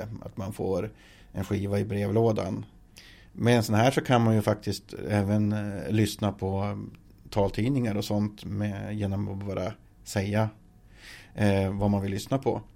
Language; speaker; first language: Swedish; native; Swedish